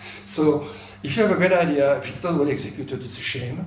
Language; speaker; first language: English; non-native, fluent; French